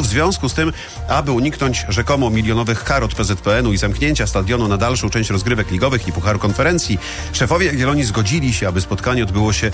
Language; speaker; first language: Polish; native; Polish